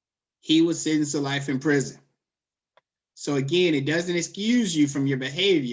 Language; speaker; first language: English; native; English